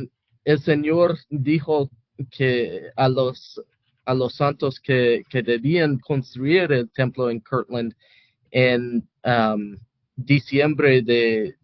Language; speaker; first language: Spanish; non-native, fluent; English